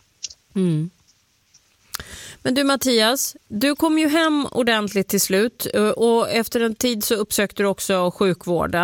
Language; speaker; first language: Swedish; native; Swedish